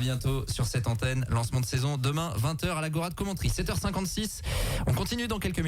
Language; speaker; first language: French; native; French